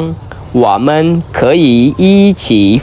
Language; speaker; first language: Chinese; non-native, fluent; Khmer